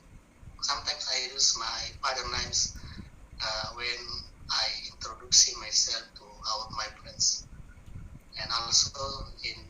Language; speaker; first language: English; non-native, learner; Indonesian